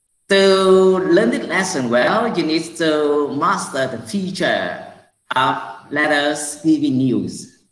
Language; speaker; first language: English; non-native, fluent; Vietnamese